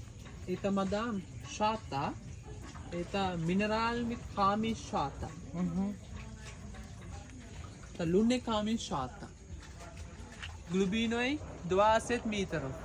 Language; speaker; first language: Russian; non-native, learner; Sinhala